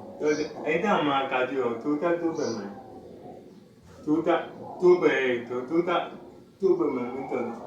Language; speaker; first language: Spanish; non-native, learner; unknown